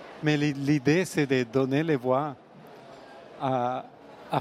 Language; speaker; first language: French; non-native, fluent; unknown